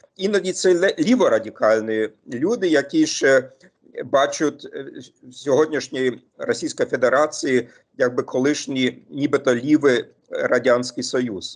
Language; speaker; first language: Ukrainian; non-native, fluent; German